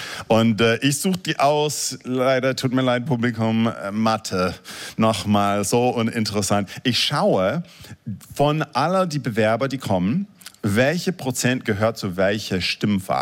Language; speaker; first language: German; non-native, fluent; English